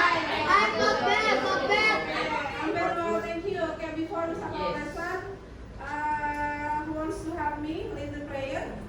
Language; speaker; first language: English; non-native, fluent; Indonesian